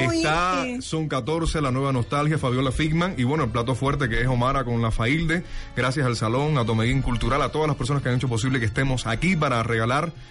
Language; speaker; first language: Spanish; native; Spanish